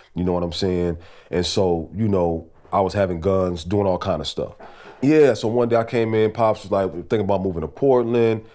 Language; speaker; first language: English; native; English